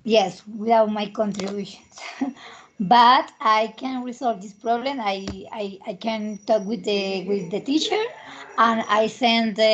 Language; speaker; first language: English; non-native, learner; Spanish